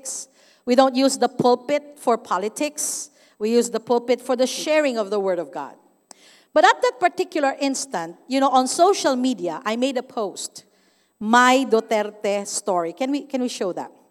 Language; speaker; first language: English; non-native, local second language; Cebuano